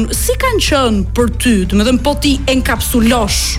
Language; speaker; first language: Albanian; native; Albanian